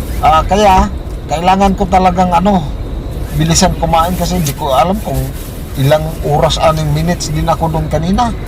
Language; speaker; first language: Filipino; non-native, local second language; Cebuano